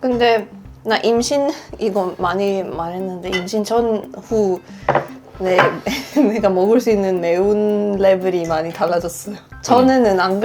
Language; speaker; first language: Korean; non-native, fluent; Swedish